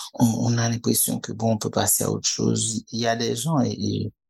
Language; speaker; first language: French; native; French